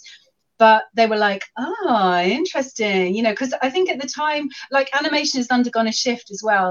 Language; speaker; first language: English; native; English